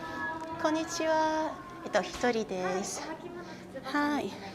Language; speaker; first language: Japanese; non-native, learner; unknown